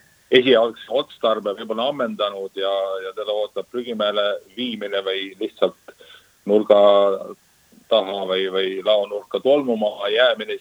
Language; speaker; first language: Estonian; native; Estonian